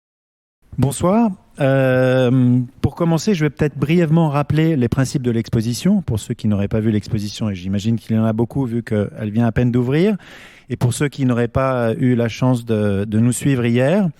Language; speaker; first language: French; native; French